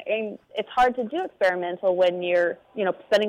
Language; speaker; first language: English; native; English